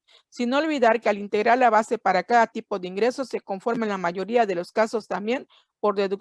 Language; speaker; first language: Spanish; native; Spanish